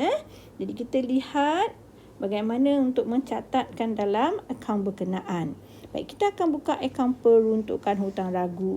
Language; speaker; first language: Malay; native; Malay